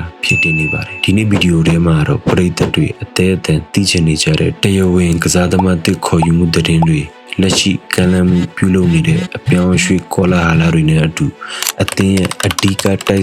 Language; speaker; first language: Burmese; native; Burmese